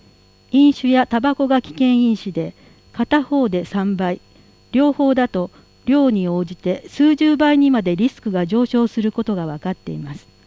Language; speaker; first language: Japanese; native; Japanese